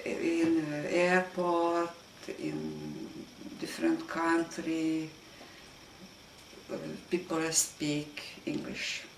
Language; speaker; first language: English; non-native, learner; Hungarian